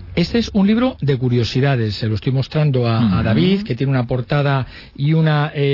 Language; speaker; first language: Spanish; native; Spanish